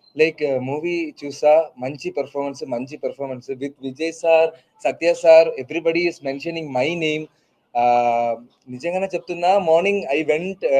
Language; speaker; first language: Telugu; non-native, learner; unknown